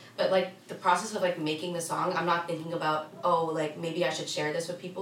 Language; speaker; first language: English; native; English